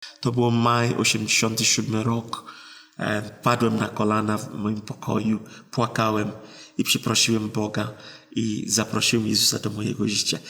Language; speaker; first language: Polish; non-native, fluent; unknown